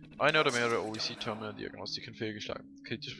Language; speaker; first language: German; native; German